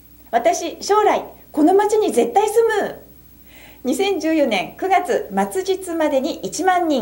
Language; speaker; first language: Japanese; native; Japanese